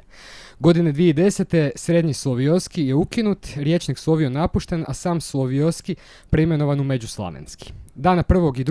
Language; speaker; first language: Croatian; native; Croatian